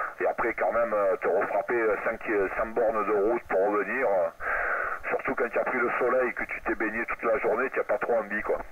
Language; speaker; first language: French; native; French